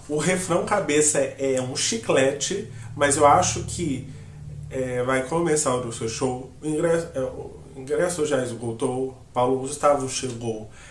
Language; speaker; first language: Portuguese; native; Portuguese